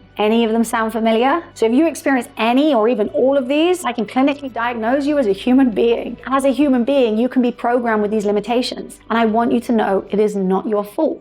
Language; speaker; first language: English; native; English